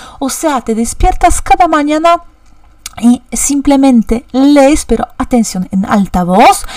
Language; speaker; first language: Spanish; non-native, fluent; Polish